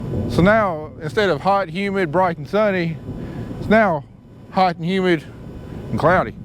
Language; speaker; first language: English; native; English